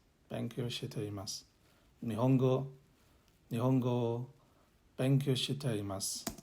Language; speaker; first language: Japanese; non-native, learner; English